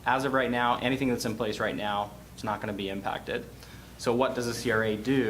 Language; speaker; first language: English; native; English